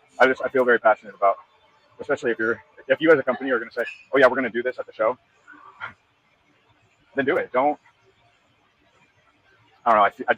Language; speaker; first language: English; native; English